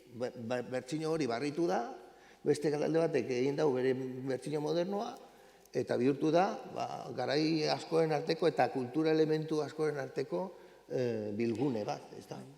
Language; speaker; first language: Basque; native; Basque